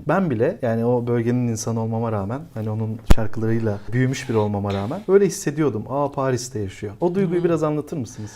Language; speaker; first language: Turkish; native; Turkish